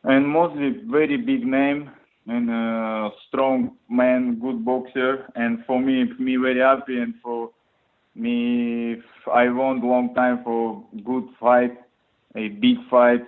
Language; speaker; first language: English; non-native, learner; Russian